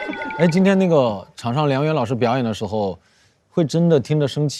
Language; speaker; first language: Chinese; native; Chinese